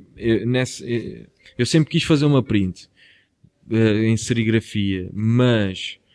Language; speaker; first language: Portuguese; native; Portuguese